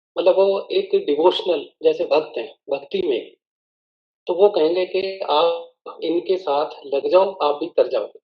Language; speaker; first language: Hindi; non-native, local second language; Punjabi